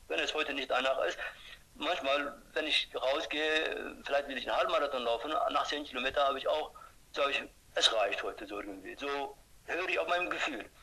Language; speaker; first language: German; non-native, fluent; Turkish